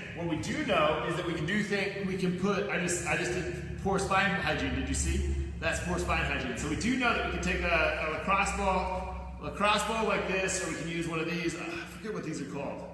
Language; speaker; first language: English; native; English